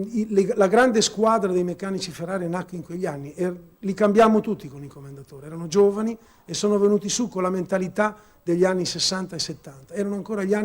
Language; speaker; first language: Italian; native; Italian